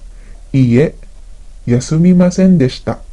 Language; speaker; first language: Japanese; non-native, fluent; Filipino